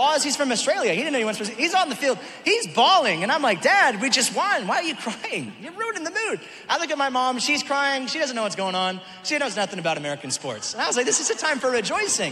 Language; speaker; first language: English; native; English